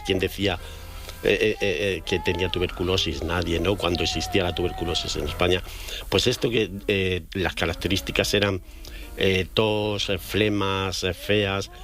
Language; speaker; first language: Spanish; native; Spanish